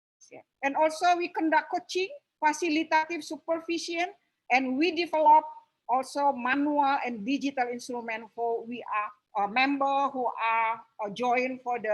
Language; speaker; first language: English; non-native, local second language; Indonesian